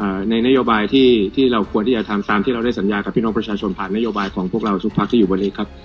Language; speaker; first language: Thai; native; Thai